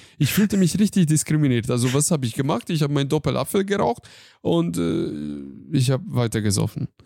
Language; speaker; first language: German; non-native, fluent; Hungarian